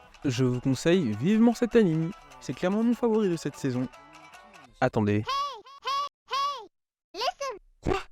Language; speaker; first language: French; native; French